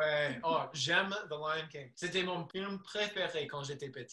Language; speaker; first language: French; non-native, learner; English